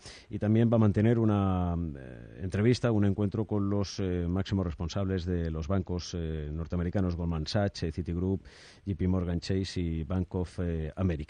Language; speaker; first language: Spanish; native; Spanish